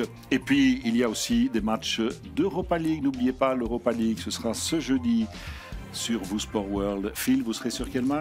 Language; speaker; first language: French; native; French